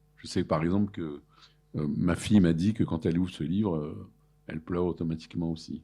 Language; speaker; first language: French; early bilingual, other home language; Arabic